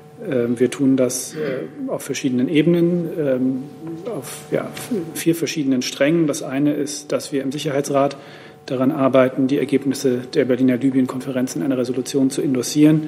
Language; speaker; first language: German; native; German